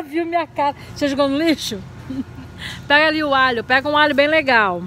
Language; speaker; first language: Portuguese; native; Portuguese